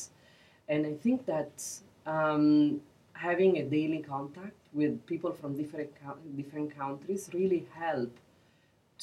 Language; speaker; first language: English; non-native, fluent; Italian